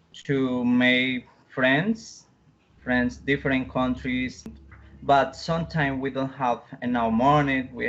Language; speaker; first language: English; non-native, learner; Spanish